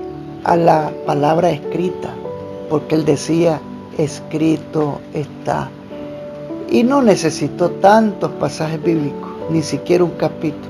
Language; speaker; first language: Spanish; native; Spanish